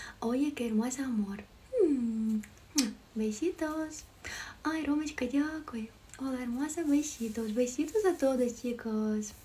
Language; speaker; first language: Spanish; non-native, learner; Ukrainian